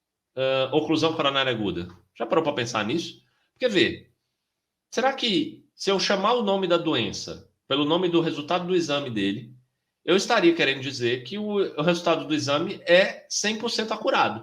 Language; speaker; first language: Portuguese; native; Portuguese